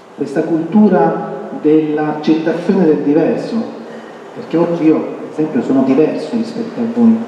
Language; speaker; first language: Italian; non-native, fluent; Armenian